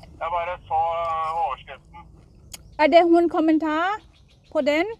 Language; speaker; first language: Norwegian; non-native, learner; Thai